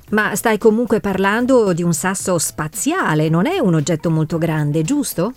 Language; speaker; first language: Italian; native; Italian